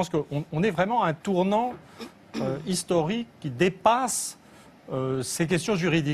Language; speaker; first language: French; native; French